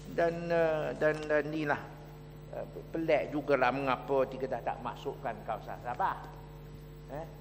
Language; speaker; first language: Malay; non-native, local second language; Chinese